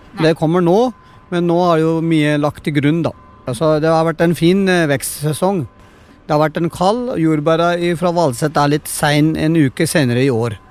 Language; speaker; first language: Norwegian; non-native, fluent; Punjabi